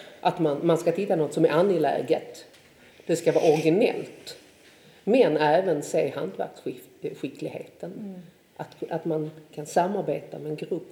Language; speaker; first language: Swedish; native; Swedish